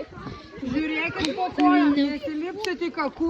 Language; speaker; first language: Lithuanian; native; Lithuanian